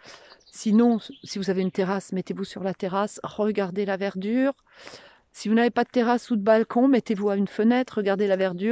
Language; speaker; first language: French; native; French